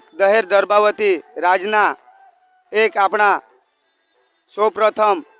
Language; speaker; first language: Gujarati; non-native, local second language; Kukna